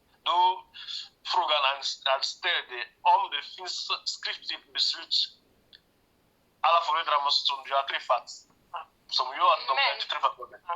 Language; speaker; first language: Swedish; non-native, learner; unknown